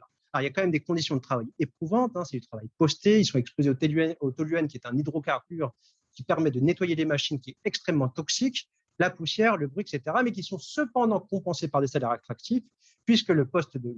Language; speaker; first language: French; native; French